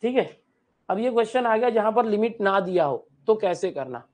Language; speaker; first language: Hindi; non-native, local second language; Marathi